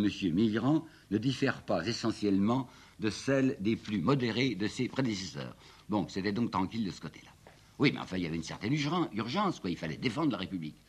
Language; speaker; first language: French; native; French